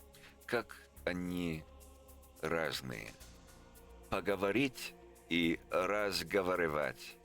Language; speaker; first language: Russian; non-native, learner; English